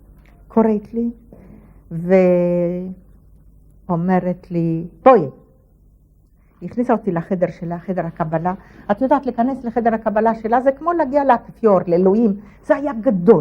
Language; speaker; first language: Hebrew; non-native, fluent; Polish